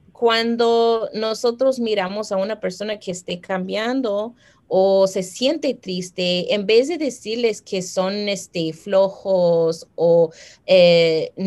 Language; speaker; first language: Spanish; early bilingual, heritage; Spanish